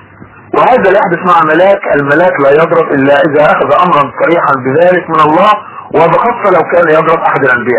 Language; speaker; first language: Arabic; native; Arabic